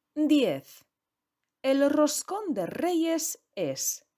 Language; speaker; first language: Spanish; non-native, fluent; Polish